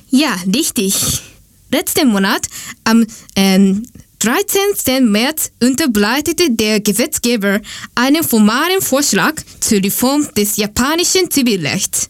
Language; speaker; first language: German; non-native, learner; Japanese